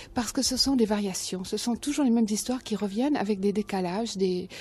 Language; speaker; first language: French; native; French